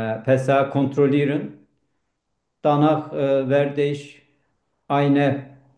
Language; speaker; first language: German; non-native, learner; Turkish